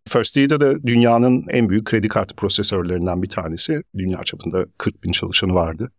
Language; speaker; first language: Turkish; early bilingual, heritage; Turkish